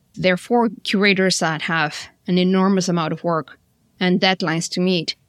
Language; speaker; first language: English; non-native, fluent; Spanish